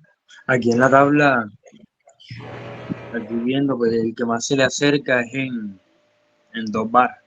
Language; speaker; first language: Spanish; native; Spanish